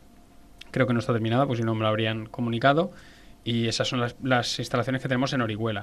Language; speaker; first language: Spanish; native; Spanish